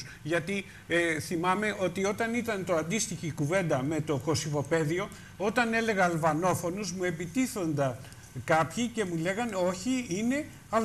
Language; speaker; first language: Greek; native; Greek